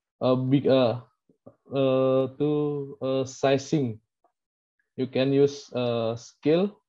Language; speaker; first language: English; non-native, learner; Indonesian